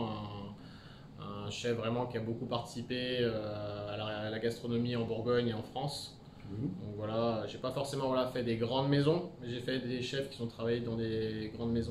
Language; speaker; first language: French; native; French